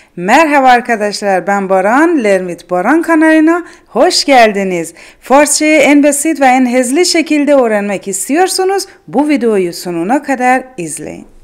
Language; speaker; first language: Turkish; non-native, fluent; Persian